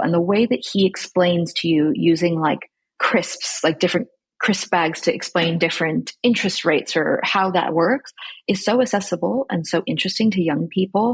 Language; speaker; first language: English; early bilingual, other home language; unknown